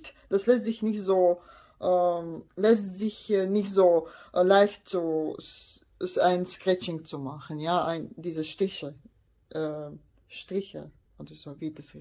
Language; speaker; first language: German; non-native, learner; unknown